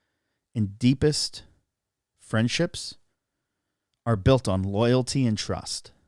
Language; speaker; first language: English; native; English